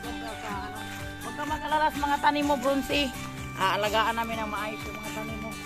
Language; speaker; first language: Filipino; non-native, local second language; Cebuano